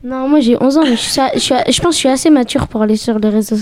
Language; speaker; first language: French; native; French